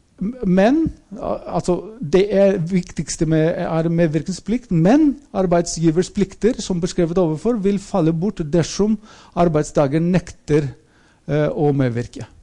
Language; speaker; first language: Norwegian; non-native, fluent; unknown